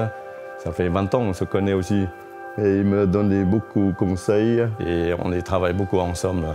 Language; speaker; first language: French; non-native, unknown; Chinese